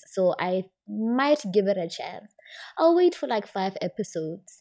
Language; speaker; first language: English; non-native, local second language; Tswana